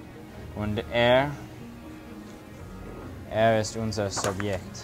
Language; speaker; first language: German; non-native, learner; English